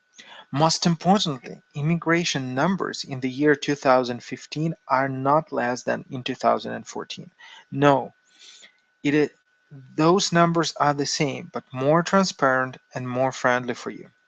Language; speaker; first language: English; non-native, fluent; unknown